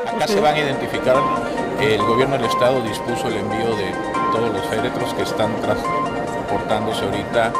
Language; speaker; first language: Spanish; native; Spanish